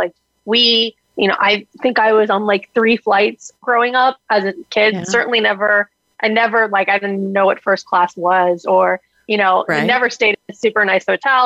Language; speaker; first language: English; native; English